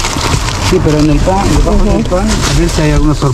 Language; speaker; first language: Spanish; native; Spanish